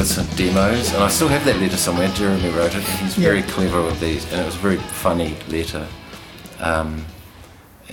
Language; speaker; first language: English; native; English